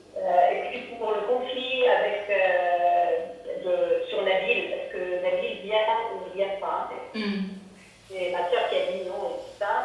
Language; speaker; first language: French; non-native, fluent; Arabic